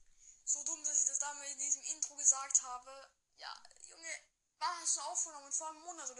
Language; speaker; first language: German; native; German